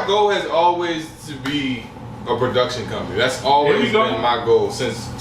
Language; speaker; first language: English; native; English